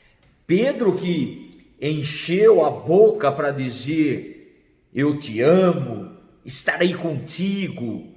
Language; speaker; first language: Portuguese; native; Portuguese